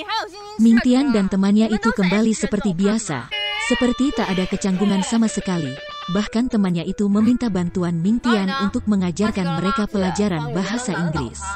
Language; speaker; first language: Indonesian; native; Indonesian